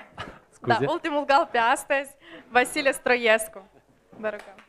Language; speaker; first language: Romanian; native; Romanian